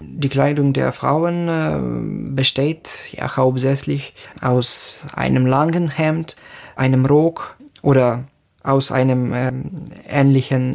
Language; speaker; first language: German; non-native, fluent; Ukrainian